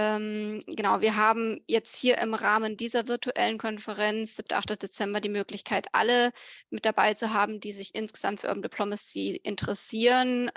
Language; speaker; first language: German; native; German